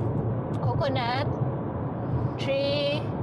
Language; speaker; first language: English; non-native, fluent; Thai